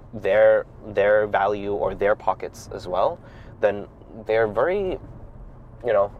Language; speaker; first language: English; non-native, local second language; Cantonese